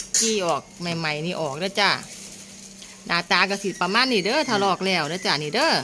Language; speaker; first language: Thai; non-native, local second language; Northeastern Thai